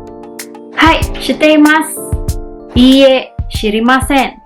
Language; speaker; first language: Japanese; non-native, learner; Filipino